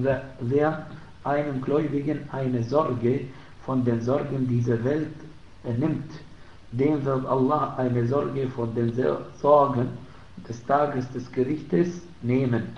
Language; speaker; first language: German; non-native, fluent; Arabic